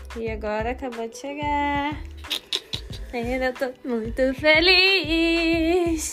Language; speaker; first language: Portuguese; non-native, learner; English